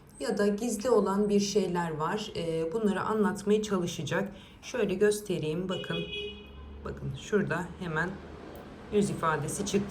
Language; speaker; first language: Turkish; native; Turkish